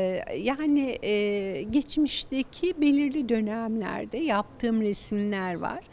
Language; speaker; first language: Turkish; native; Turkish